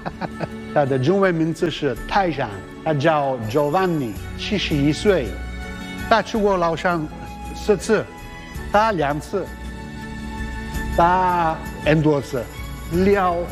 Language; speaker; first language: Chinese; non-native, learner; Italian